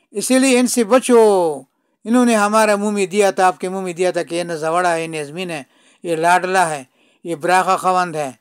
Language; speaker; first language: Urdu; non-native, local second language; Pashto